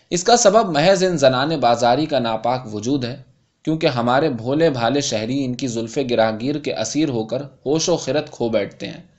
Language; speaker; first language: Urdu; native; Urdu